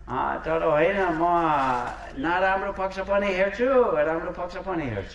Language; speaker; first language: Nepali; non-native, fluent; English